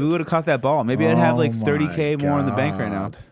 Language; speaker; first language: English; native; English